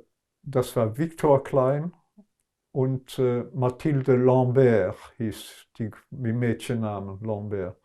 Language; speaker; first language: German; non-native, local second language; Luxembourgish